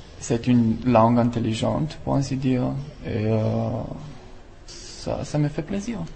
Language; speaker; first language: French; non-native, fluent; Romanian